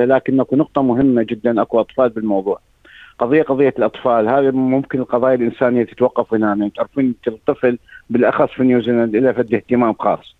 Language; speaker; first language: Arabic; native; Arabic